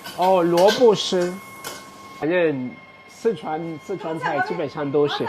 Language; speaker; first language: Chinese; non-native, fluent; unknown